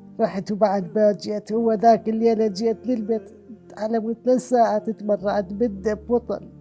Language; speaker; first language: Arabic; non-native, local second language; Southern Kurdish